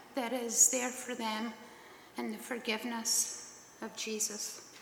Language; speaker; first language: English; native; English